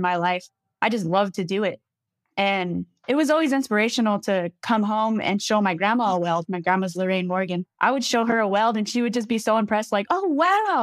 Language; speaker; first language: English; native; English